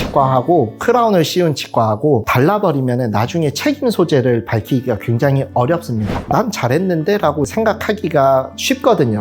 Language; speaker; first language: Korean; native; Korean